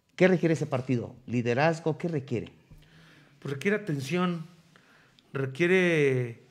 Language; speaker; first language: Spanish; native; Spanish